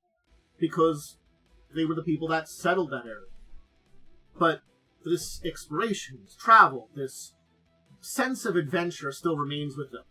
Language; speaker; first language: English; native; English